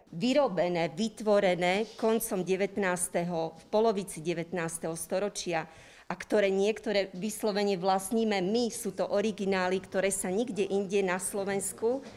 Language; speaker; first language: Slovak; native; Slovak